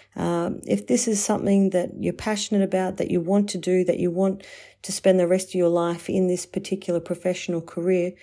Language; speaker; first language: English; native; English